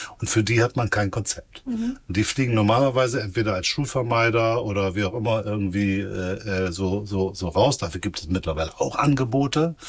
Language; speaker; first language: German; native; German